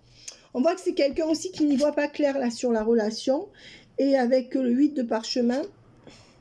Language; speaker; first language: French; native; French